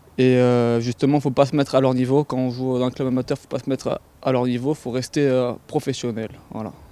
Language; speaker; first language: French; native; French